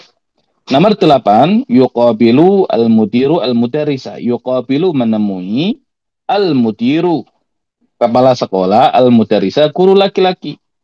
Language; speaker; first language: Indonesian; native; Indonesian